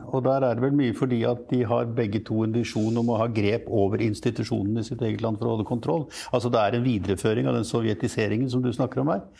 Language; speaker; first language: Norwegian; native; Norwegian